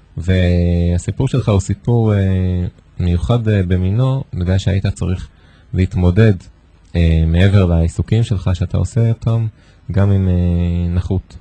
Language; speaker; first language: Hebrew; native; Hebrew